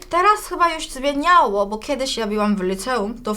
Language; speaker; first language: Polish; non-native, learner; Korean